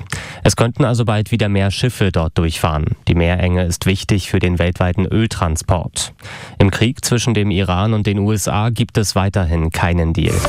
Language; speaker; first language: German; native; German